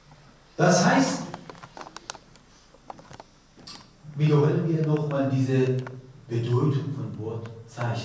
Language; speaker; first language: German; non-native, learner; Persian